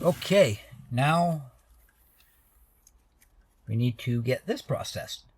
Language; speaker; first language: English; native; English